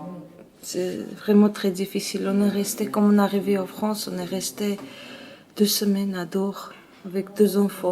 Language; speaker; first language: French; non-native, learner; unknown